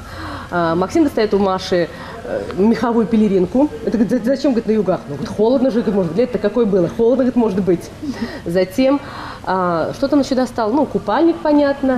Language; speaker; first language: Russian; native; Russian